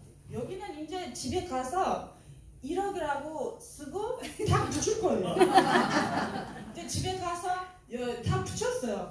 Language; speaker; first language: Korean; non-native, learner; Uzbek